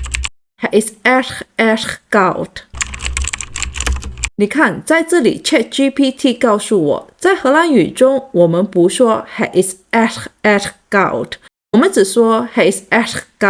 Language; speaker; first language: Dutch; non-native, learner; Chinese